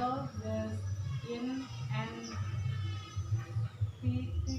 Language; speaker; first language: English; non-native, learner; Indonesian